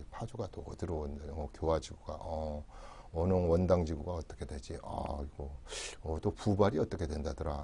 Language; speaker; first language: Korean; native; Korean